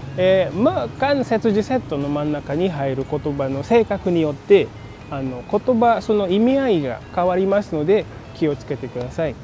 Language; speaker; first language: Japanese; non-native, fluent; Indonesian